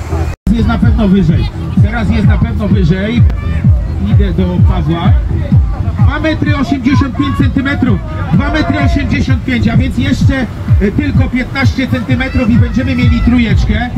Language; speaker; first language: Polish; native; Polish